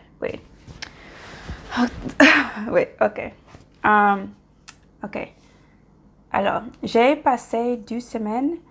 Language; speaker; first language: French; non-native, learner; English